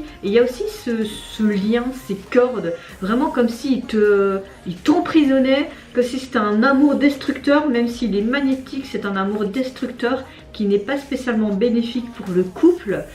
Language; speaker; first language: French; native; French